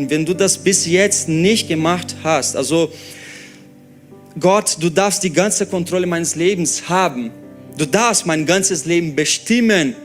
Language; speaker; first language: German; non-native, fluent; Portuguese